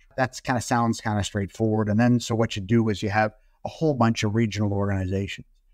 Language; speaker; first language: English; native; English